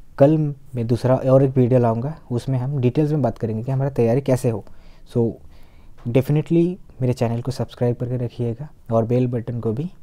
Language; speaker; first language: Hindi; non-native, local second language; Bangla